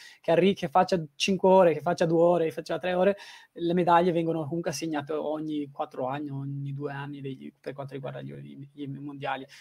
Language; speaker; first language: Italian; early bilingual, other home language; Tigrinya